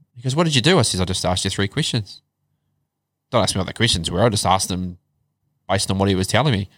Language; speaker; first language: English; native; English